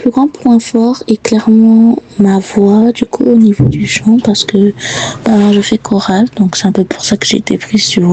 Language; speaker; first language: French; native; French